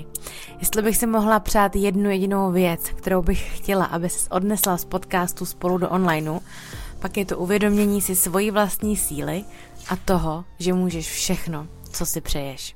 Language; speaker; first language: Czech; native; Czech